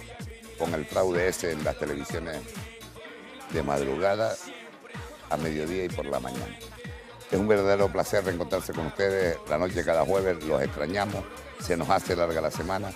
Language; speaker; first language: Spanish; native; Spanish